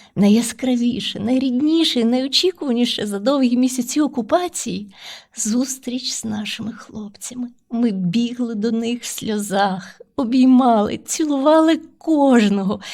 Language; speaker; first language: Ukrainian; non-native, local second language; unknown